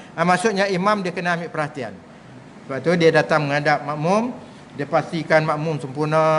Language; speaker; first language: Malay; native; Malay